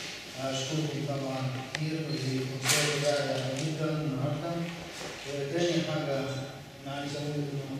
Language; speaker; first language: Arabic; non-native, learner; Russian